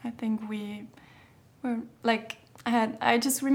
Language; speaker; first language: English; non-native, fluent; German